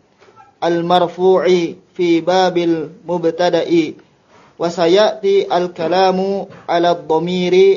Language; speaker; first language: Arabic; non-native, learner; Indonesian